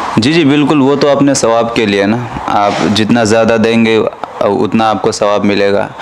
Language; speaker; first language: Hindi; native; Hindi